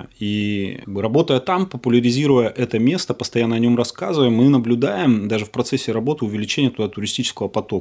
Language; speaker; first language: Russian; native; Russian